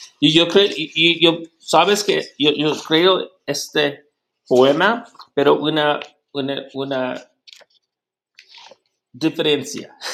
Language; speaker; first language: Spanish; non-native, learner; English